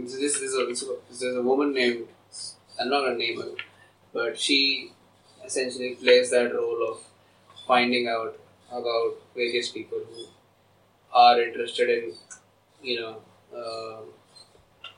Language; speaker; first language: English; non-native, local second language; Hindi